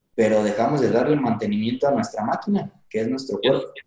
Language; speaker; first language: Spanish; native; Spanish